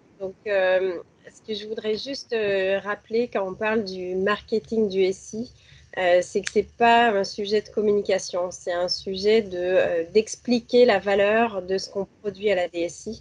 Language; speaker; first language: French; native; French